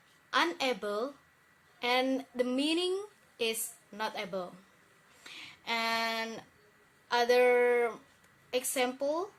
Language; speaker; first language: English; non-native, learner; Indonesian